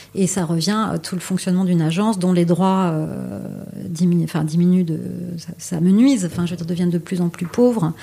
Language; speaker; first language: French; native; French